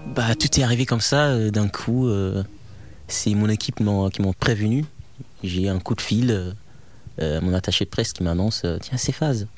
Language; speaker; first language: French; non-native, fluent; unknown